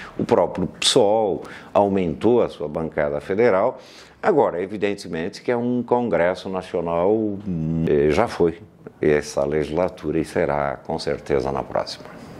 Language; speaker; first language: Portuguese; native; Portuguese